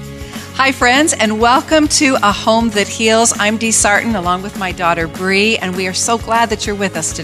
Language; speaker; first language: English; native; English